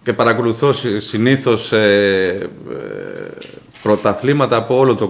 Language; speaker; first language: Greek; non-native, fluent; Spanish